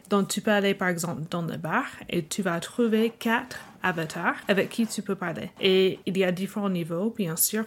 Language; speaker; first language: French; non-native, fluent; English